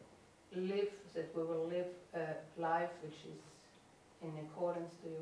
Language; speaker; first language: English; non-native, fluent; German